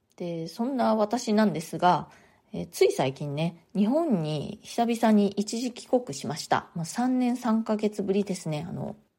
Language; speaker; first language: Japanese; native; Japanese